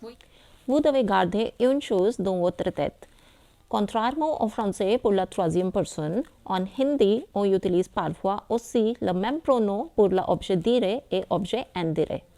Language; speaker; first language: French; non-native, fluent; Hindi